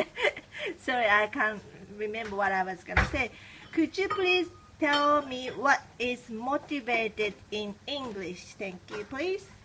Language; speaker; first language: English; non-native, fluent; Japanese